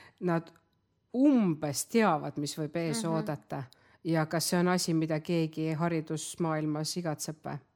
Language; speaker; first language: Estonian; non-native, local second language; Russian